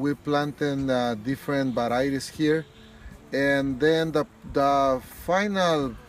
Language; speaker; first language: English; non-native, learner; Spanish